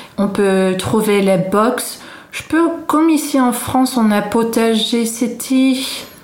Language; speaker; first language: French; non-native, fluent; Dutch